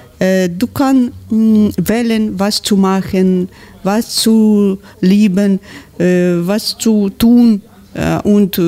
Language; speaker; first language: German; non-native, learner; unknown